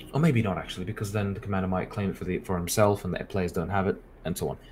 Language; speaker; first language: English; native; English